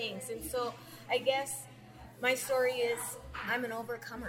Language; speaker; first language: English; native; English